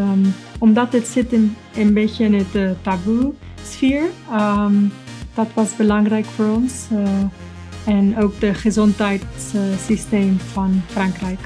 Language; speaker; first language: Dutch; non-native, fluent; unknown